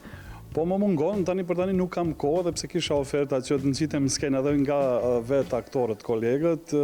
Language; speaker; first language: Albanian; native; Albanian